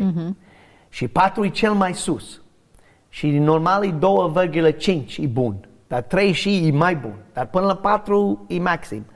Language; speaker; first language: Romanian; non-native, learner; English